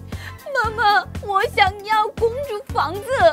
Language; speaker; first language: Chinese; non-native, fluent; Korean